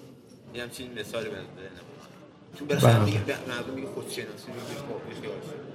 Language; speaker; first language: Persian; native; Persian